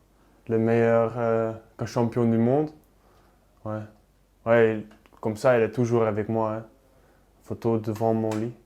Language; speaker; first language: French; non-native, learner; Dutch